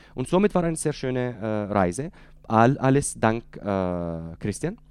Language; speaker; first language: German; non-native, fluent; Arabic